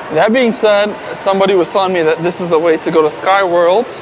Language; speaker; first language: English; native; English